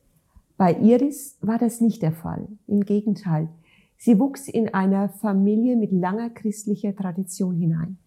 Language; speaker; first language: German; native; German